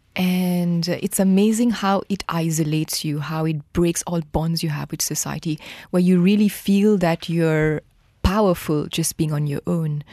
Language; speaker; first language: English; non-native, fluent; Morisyen